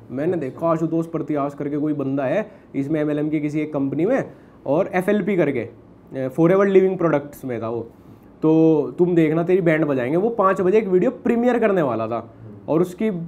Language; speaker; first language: Hindi; native; Hindi